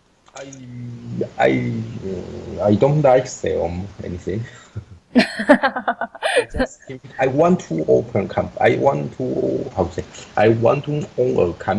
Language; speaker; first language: English; non-native, learner; Chinese